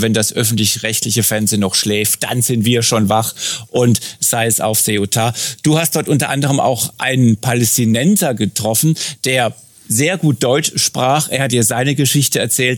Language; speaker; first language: German; native; German